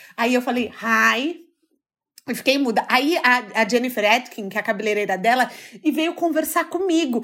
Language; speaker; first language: Portuguese; native; Portuguese